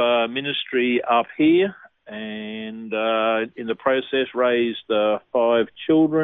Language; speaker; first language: English; native; English